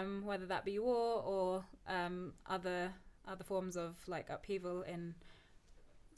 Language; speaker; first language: English; early bilingual, other home language; Turkish